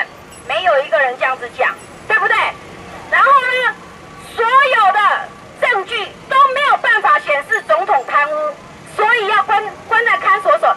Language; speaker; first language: Chinese; non-native, local second language; Min Nan Chinese